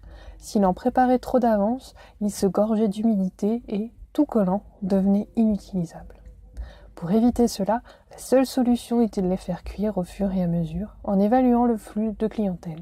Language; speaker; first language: French; native; French